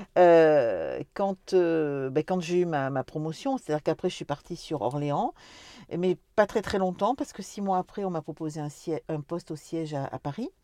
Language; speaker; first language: French; native; French